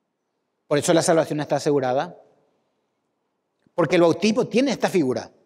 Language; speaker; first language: Spanish; native; Spanish